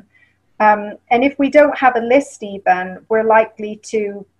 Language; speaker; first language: English; native; English